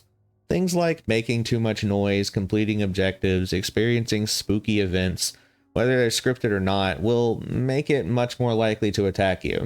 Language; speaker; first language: English; native; English